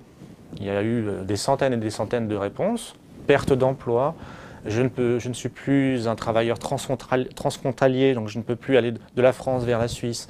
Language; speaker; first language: French; native; French